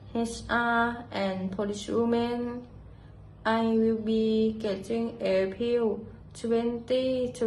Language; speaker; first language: English; non-native, fluent; Thai